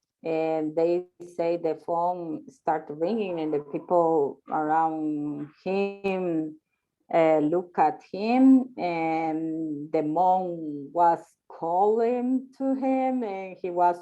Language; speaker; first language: English; non-native, learner; Spanish